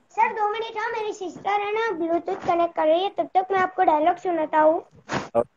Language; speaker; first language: Hindi; non-native, local second language; Gujarati